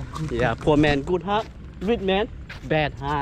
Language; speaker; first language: English; non-native, learner; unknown